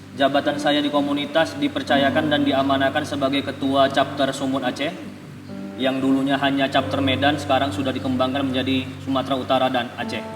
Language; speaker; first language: Indonesian; native; Indonesian